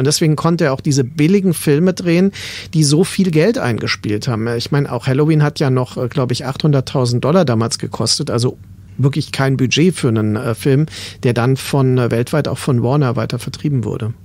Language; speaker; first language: German; native; German